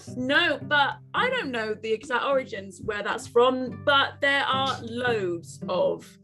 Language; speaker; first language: English; native; English